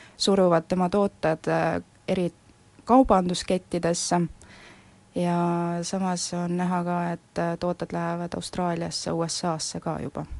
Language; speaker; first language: Estonian; native; Estonian